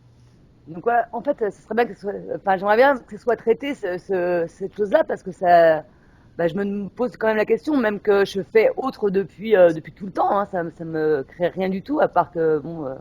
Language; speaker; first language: French; native; French